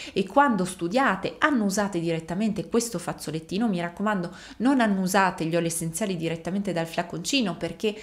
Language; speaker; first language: Italian; native; Italian